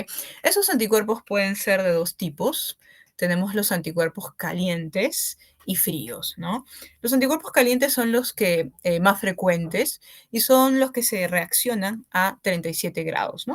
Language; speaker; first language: Spanish; native; Spanish